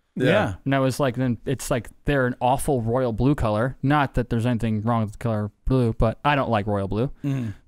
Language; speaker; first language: English; native; English